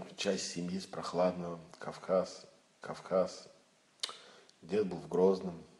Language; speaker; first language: Russian; native; Russian